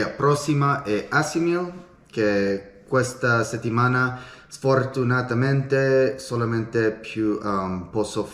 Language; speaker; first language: Italian; non-native, learner; English